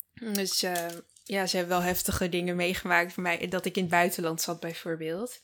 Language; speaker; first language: Dutch; early bilingual, other home language; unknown